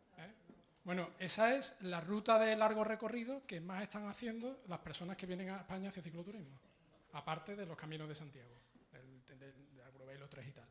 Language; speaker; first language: Spanish; native; Spanish